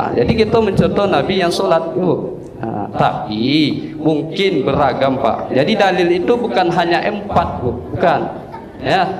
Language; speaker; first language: Malay; non-native, local second language; Minangkabau